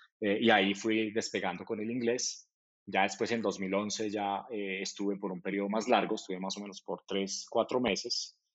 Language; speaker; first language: Spanish; native; Spanish